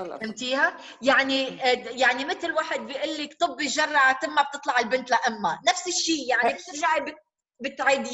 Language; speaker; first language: Arabic; native; Arabic